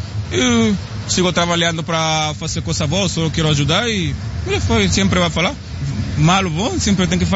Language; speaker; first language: Portuguese; non-native, learner; Spanish